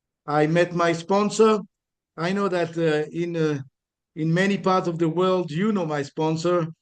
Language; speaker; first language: English; non-native, fluent; French